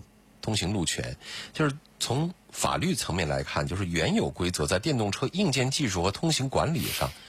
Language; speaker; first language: Chinese; native; Chinese